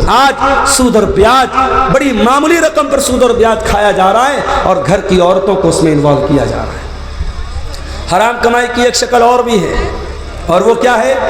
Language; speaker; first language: Urdu; native; Urdu